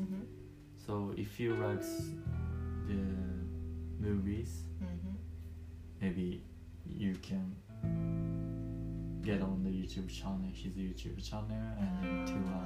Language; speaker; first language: English; non-native, learner; Japanese